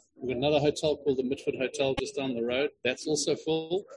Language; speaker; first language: English; native; English